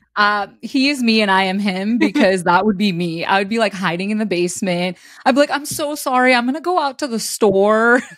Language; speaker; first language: English; early bilingual, other home language; Hindi